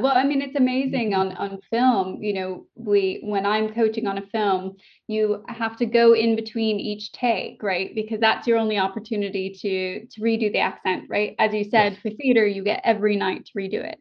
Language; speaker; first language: English; native; English